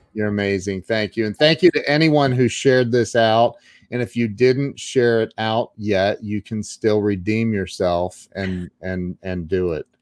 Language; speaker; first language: English; native; English